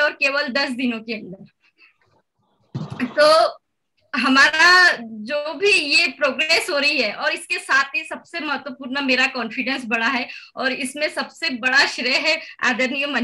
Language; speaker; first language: Hindi; native; Hindi